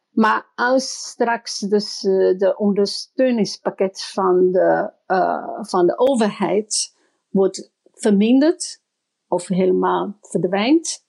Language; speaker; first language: Dutch; non-native, fluent; Chinese